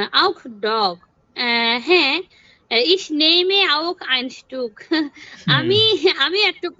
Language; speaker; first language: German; non-native, learner; Bangla